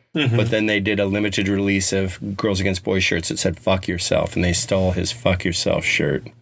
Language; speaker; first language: English; native; English